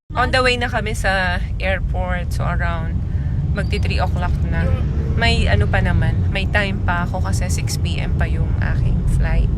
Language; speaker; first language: Filipino; non-native, local second language; Cebuano